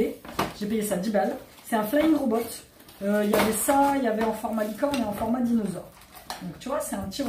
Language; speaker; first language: French; native; French